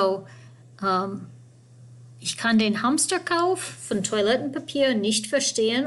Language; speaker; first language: German; non-native, fluent; English